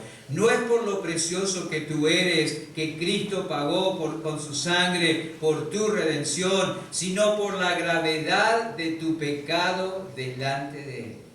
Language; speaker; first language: Spanish; native; Spanish